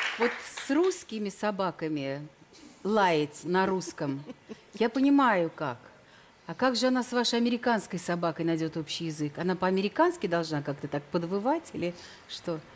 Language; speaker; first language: Russian; native; Russian